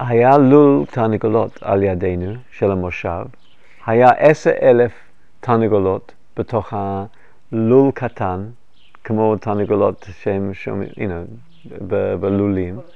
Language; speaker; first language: Hebrew; non-native, fluent; English